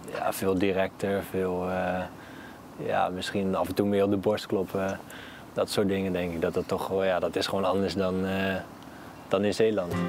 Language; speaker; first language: Dutch; native; Dutch